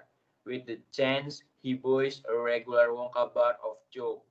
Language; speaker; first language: English; non-native, learner; Indonesian